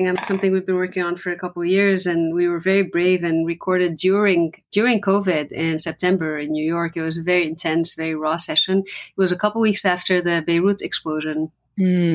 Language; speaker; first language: English; non-native, fluent; Arabic